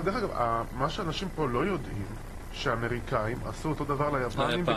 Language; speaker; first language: Hebrew; native; Hebrew